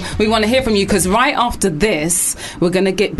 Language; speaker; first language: English; native; English